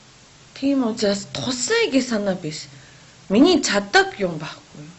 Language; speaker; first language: Mongolian; non-native, learner; Japanese